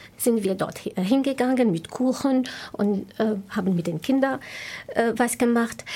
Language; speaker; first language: German; non-native, fluent; Arabic